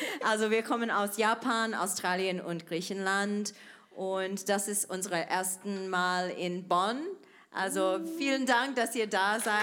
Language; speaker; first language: German; non-native, fluent; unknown